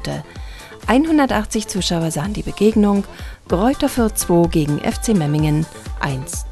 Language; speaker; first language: German; native; German